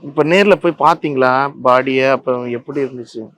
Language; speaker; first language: Tamil; native; Tamil